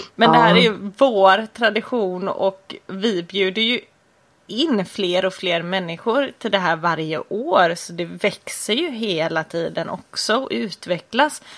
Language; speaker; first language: Swedish; native; Swedish